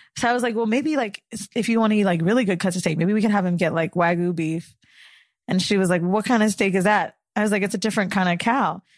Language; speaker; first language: English; native; English